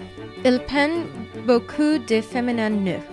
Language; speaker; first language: French; non-native, learner; English